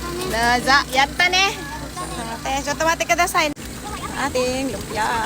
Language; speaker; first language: Japanese; non-native, fluent; Filipino